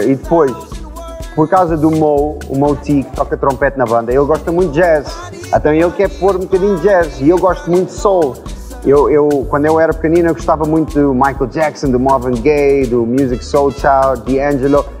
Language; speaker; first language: Portuguese; early bilingual, heritage; Portuguese